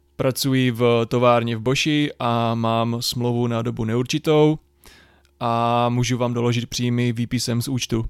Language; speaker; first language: Czech; native; Czech